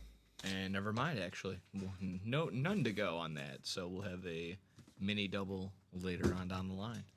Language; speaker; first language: English; native; English